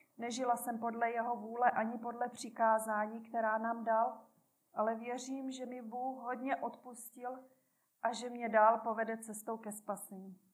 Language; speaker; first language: Czech; native; Czech